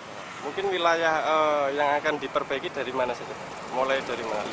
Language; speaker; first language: Indonesian; native; Indonesian